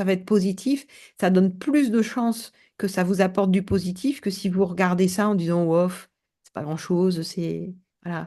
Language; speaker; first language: French; native; French